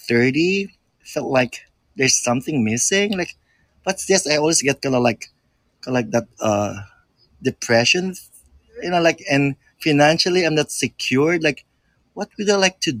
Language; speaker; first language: English; non-native, local second language; Filipino